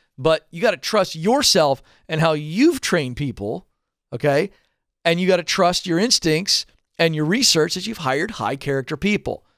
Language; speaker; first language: English; native; English